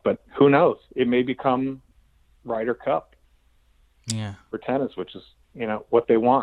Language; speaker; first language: English; native; English